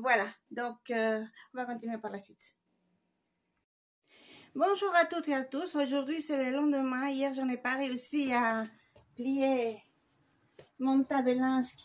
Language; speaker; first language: French; non-native, fluent; Spanish